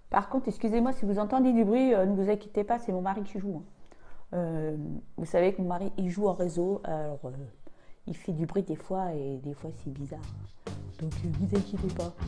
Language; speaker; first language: French; native; French